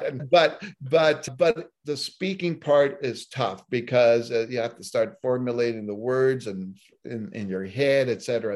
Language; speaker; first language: English; early bilingual, other home language; Italian